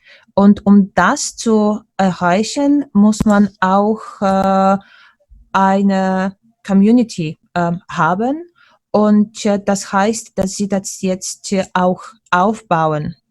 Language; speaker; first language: German; non-native, fluent; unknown